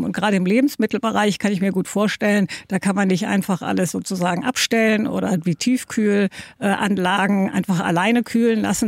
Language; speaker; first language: German; native; German